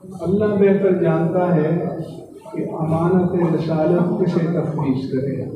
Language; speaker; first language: Urdu; non-native, local second language; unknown